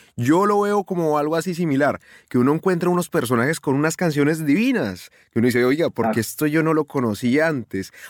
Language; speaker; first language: Spanish; native; Spanish